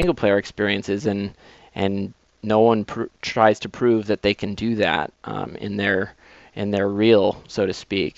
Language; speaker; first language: English; native; English